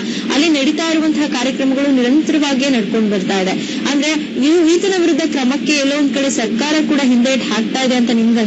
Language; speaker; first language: Kannada; native; Kannada